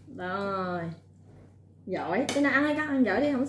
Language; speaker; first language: Vietnamese; native; Vietnamese